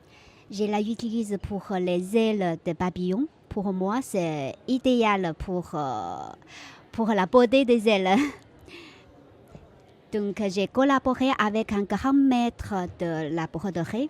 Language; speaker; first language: French; non-native, fluent; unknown